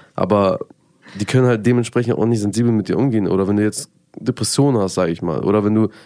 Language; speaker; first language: German; early bilingual, other home language; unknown